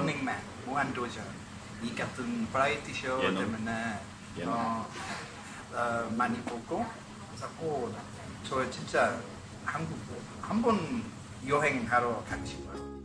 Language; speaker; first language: Korean; non-native, learner; English